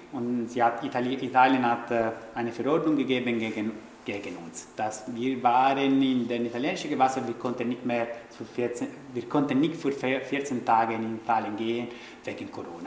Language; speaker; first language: German; non-native, fluent; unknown